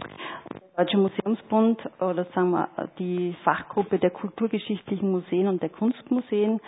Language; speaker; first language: German; native; German